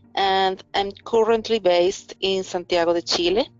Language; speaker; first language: English; non-native, fluent; Spanish